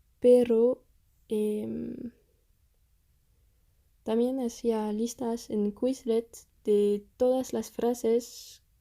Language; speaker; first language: Spanish; non-native, fluent; French